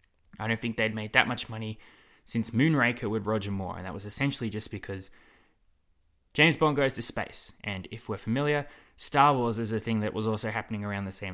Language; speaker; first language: English; native; English